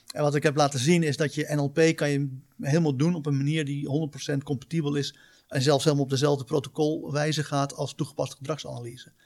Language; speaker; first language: Dutch; native; Dutch